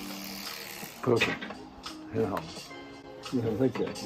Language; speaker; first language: Chinese; native; Chinese